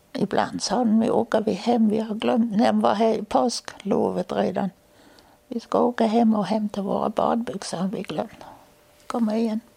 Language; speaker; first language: Swedish; non-native, fluent; German